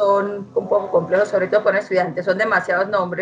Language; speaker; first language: Spanish; native; Spanish